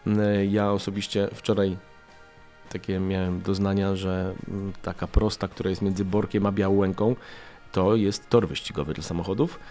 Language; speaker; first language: Polish; native; Polish